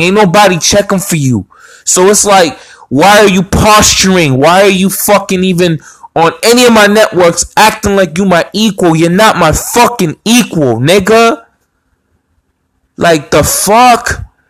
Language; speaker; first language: English; native; English